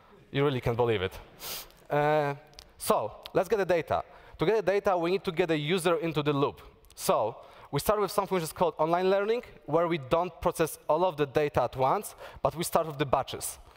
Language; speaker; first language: English; non-native, fluent; Polish